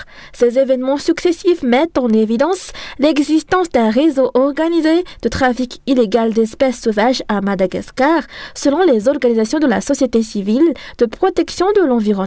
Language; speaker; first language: French; non-native, local second language; Malagasy